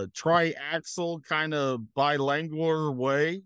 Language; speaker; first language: English; native; English